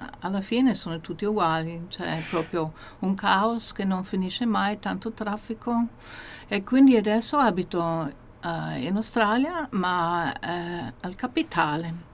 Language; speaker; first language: Italian; non-native, fluent; English